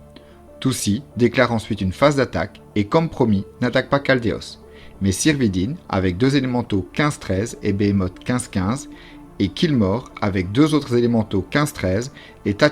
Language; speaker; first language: French; native; French